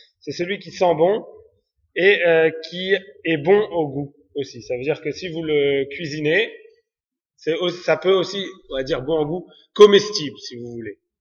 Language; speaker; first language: French; native; French